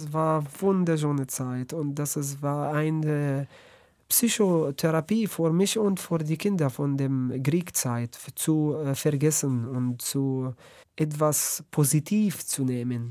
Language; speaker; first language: German; non-native, learner; Arabic